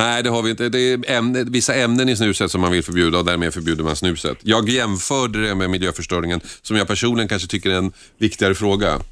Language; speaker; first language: Swedish; native; Swedish